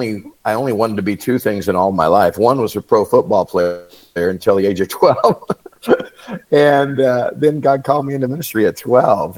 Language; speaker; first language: English; native; English